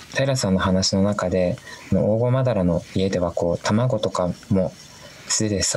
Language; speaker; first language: Japanese; native; Japanese